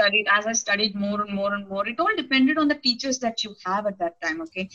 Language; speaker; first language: English; non-native, local second language; Telugu